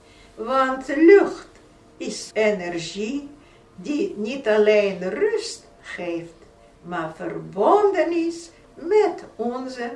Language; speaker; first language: Dutch; non-native, fluent; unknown